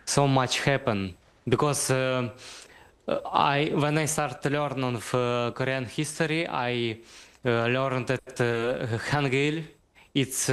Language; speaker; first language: English; non-native, learner; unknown